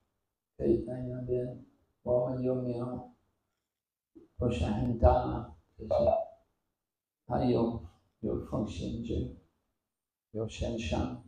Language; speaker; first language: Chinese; non-native, fluent; English